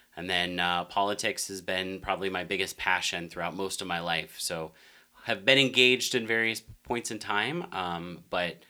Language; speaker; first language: English; native; English